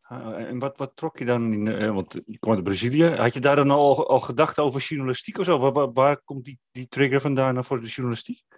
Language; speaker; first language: Dutch; native; Dutch